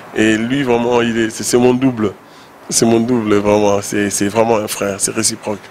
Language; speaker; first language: French; non-native, local second language; Lingala